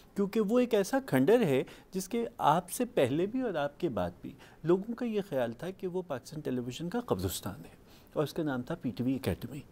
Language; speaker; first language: Urdu; native; Urdu